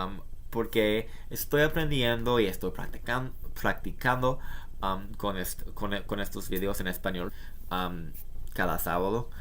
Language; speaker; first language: Spanish; non-native, learner; English